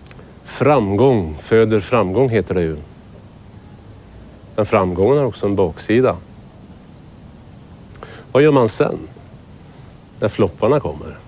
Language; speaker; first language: Swedish; native; Swedish